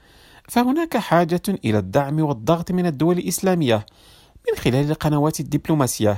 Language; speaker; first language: Arabic; non-native, fluent; Indonesian